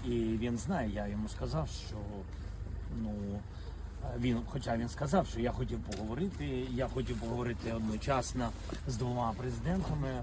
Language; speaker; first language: Ukrainian; non-native, local second language; Russian